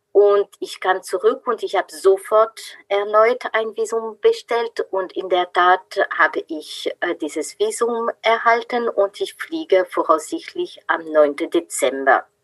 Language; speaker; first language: German; non-native, fluent; French